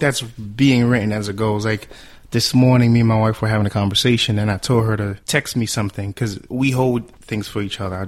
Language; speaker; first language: English; early bilingual, other home language; Haitian Creole